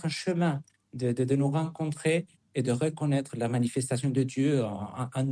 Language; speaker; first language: French; non-native, fluent; Spanish